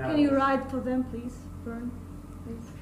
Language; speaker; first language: English; non-native, fluent; Russian